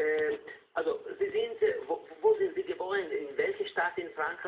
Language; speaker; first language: German; non-native, fluent; Italian